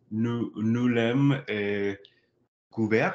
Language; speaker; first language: French; non-native, learner; English